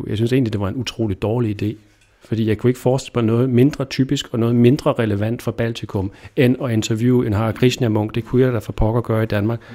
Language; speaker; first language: Danish; native; Danish